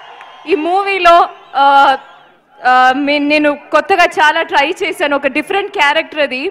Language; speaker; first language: Telugu; non-native, learner; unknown